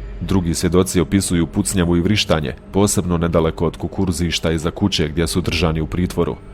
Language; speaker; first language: Bosnian; native; Bosnian